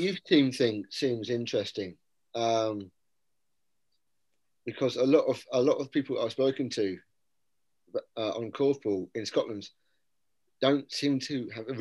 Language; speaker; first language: English; native; English